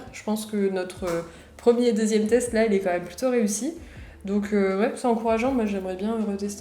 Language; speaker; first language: French; native; French